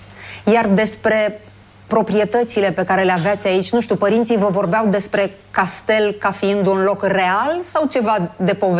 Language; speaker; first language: Romanian; non-native, fluent; German